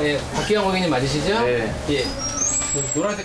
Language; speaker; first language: Korean; native; Korean